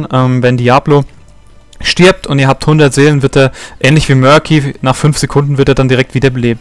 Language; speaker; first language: German; native; German